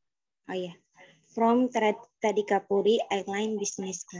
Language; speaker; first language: English; non-native, learner; Indonesian